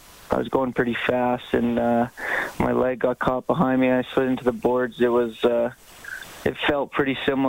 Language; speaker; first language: English; native; English